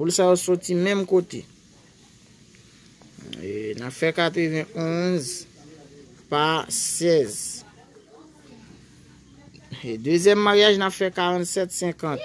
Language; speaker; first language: French; non-native, local second language; Haitian Creole